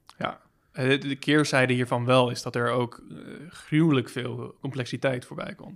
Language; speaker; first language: Dutch; native; Dutch